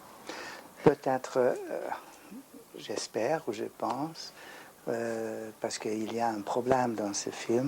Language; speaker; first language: French; non-native, learner; Hungarian